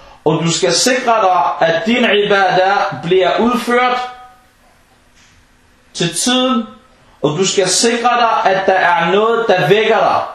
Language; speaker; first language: Danish; non-native, fluent; Arabic